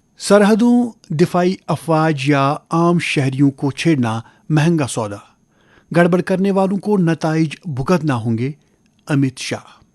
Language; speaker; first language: Urdu; non-native, local second language; Kashmiri